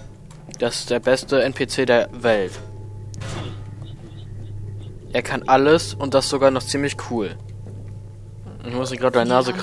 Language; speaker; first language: German; native; German